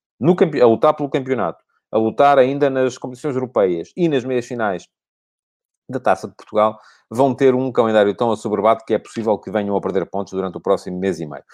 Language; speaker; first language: Portuguese; native; Portuguese